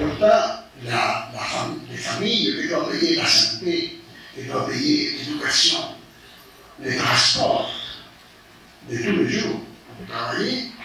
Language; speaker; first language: French; non-native, fluent; Spanish